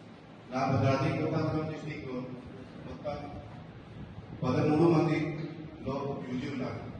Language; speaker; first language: Telugu; non-native, learner; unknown